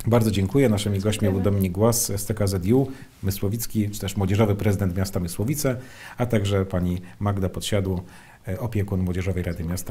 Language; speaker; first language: Polish; native; Polish